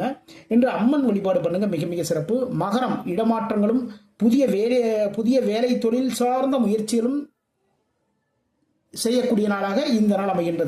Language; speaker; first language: Tamil; native; Tamil